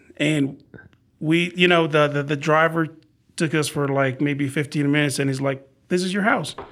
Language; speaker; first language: English; non-native, fluent; Arabic